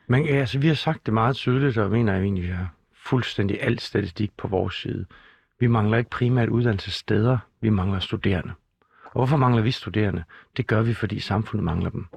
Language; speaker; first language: Danish; native; Danish